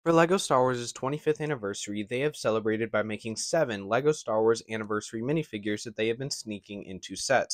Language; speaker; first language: English; native; English